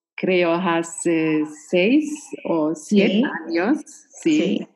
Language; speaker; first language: Spanish; non-native, learner; German